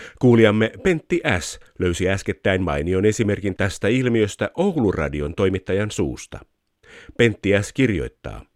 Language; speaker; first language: Finnish; native; Finnish